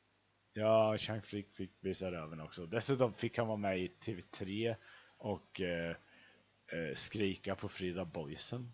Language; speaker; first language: Swedish; native; Swedish